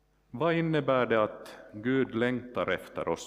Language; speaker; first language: Swedish; non-native, local second language; Finnish